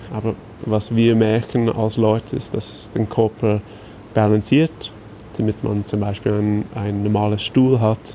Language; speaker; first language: German; non-native, fluent; English